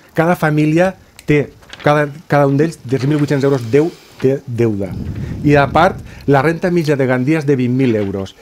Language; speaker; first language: Catalan; native; Catalan